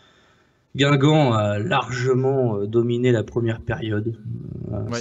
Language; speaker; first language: French; native; French